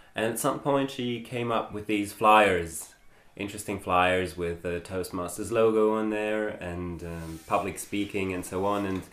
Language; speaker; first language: English; non-native, fluent; German